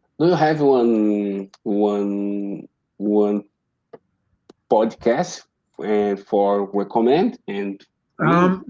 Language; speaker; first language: English; non-native, learner; Portuguese